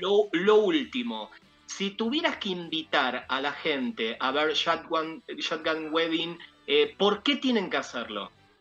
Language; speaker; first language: Spanish; native; Spanish